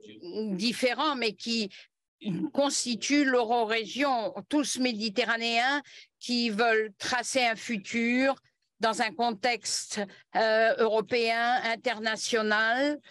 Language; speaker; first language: French; non-native, fluent; Catalan